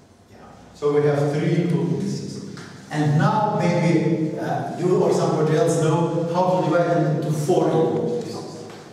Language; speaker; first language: English; non-native, fluent; Russian